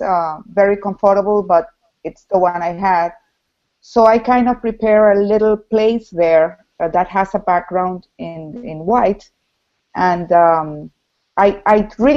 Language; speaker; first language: English; non-native, fluent; Spanish